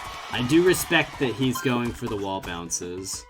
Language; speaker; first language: English; native; English